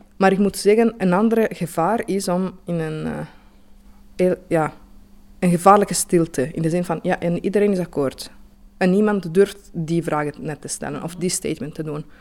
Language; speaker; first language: Dutch; non-native, fluent; Italian